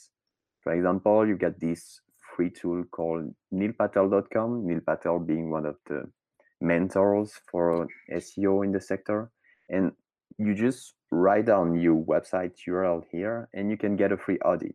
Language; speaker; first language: English; non-native, fluent; French